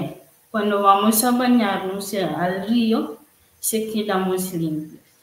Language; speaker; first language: Spanish; non-native, learner; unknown